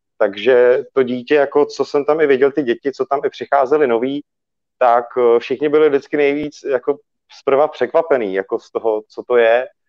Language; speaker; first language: Czech; early bilingual, other home language; Russian